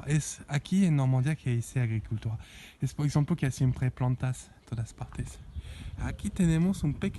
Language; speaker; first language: Spanish; non-native, learner; French